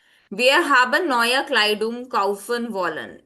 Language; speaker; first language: German; non-native, fluent; Hindi